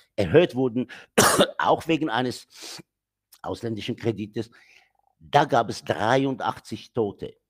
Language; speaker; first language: German; non-native, fluent; Arabic